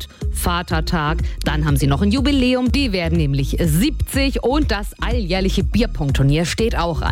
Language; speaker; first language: German; native; German